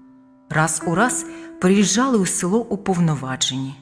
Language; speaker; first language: Ukrainian; native; Ukrainian